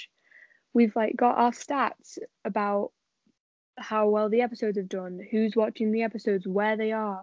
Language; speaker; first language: English; native; English